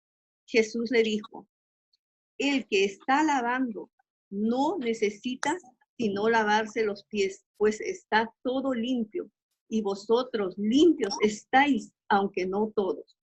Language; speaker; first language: Spanish; native; Spanish